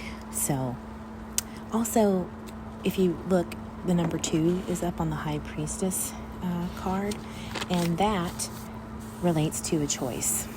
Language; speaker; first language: English; native; English